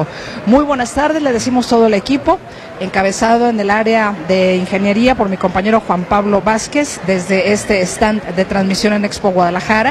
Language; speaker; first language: Spanish; native; Spanish